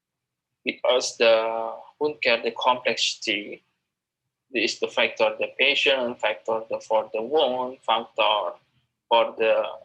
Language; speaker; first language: English; non-native, learner; Indonesian